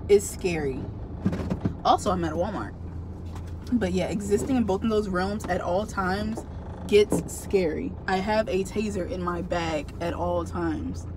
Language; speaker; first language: English; native; English